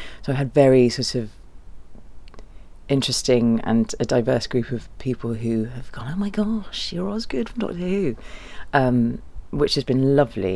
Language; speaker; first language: English; early bilingual, other home language; German